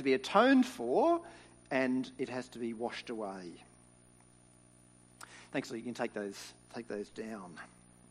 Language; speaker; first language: English; native; English